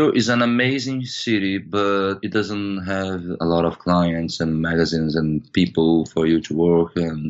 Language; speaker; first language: English; non-native, fluent; Portuguese